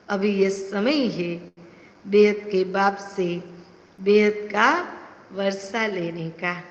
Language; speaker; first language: Hindi; non-native, local second language; Gujarati